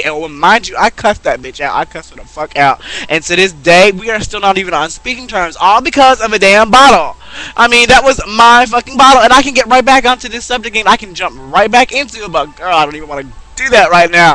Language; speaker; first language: English; native; English